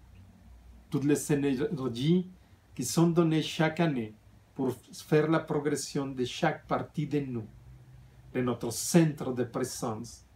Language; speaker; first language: French; non-native, fluent; Spanish